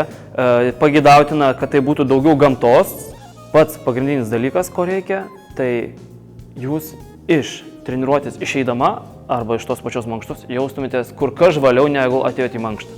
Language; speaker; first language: Lithuanian; native; Lithuanian